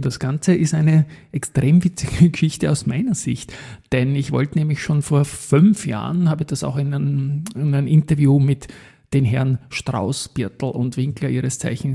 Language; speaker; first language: German; native; German